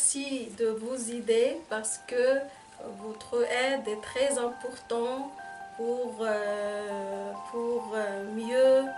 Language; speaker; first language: French; non-native, local second language; Arabic